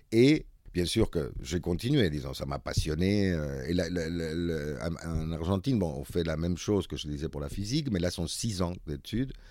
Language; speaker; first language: French; non-native, fluent; Spanish